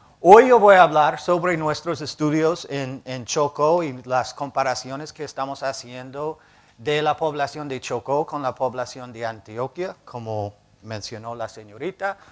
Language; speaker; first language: Spanish; non-native, fluent; English